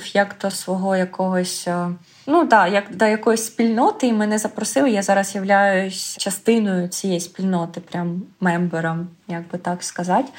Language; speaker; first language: Ukrainian; native; Ukrainian